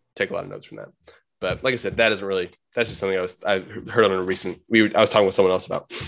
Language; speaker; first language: English; native; English